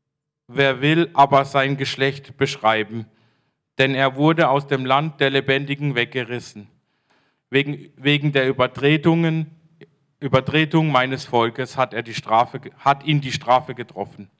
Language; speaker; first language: German; native; German